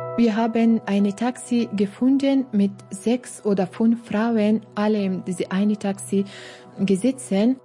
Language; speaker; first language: German; non-native, learner; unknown